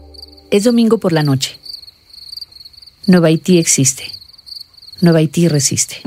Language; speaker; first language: Spanish; native; Spanish